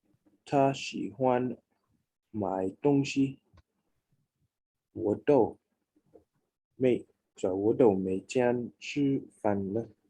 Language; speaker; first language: Chinese; non-native, learner; English